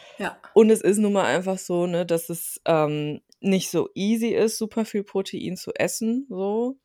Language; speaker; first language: German; early bilingual, other home language; Turkish